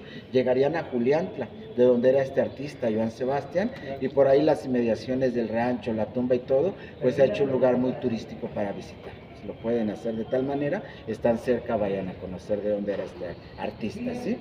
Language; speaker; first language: Spanish; native; Spanish